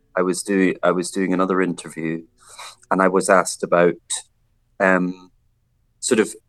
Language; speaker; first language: English; native; English